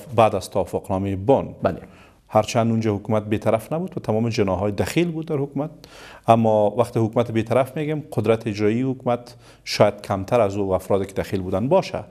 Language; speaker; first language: Persian; native; Persian